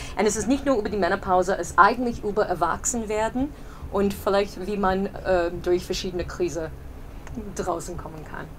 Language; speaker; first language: German; non-native, fluent; English